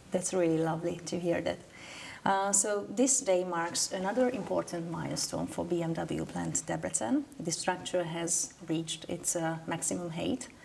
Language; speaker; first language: English; non-native, fluent; Hungarian